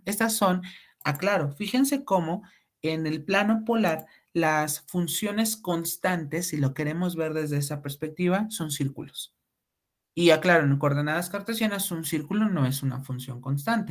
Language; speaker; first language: Spanish; native; Spanish